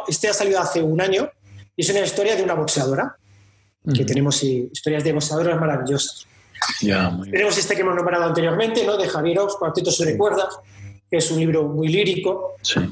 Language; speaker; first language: Spanish; native; Spanish